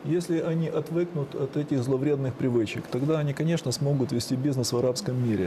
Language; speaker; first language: Russian; native; Russian